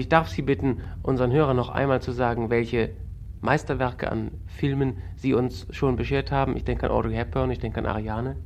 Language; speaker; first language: German; native; German